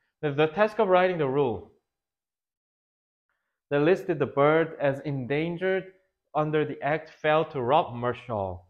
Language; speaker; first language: English; non-native, fluent; Korean